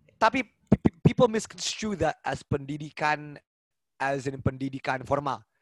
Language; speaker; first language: English; early bilingual, other home language; Indonesian